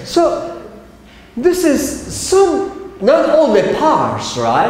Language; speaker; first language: English; non-native, fluent; Spanish